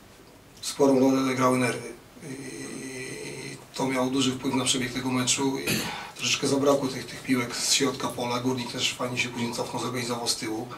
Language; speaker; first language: Polish; native; Polish